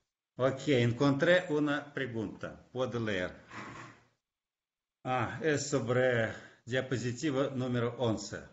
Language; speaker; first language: Spanish; non-native, fluent; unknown